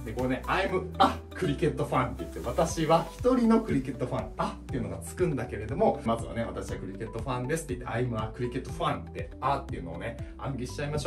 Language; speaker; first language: Japanese; native; Japanese